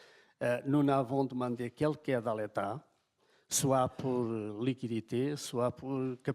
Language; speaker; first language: French; non-native, fluent; Portuguese